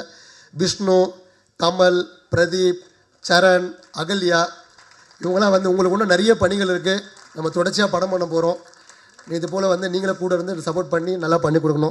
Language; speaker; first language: Tamil; native; Tamil